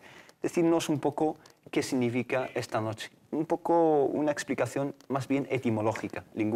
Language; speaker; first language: Spanish; native; Spanish